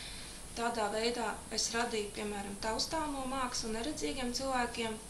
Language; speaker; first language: Latvian; native; Latvian